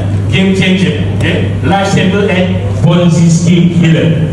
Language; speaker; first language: English; non-native, local second language; Malay